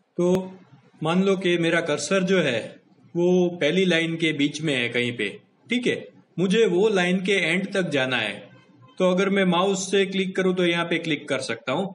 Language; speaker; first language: Hindi; non-native, local second language; Gujarati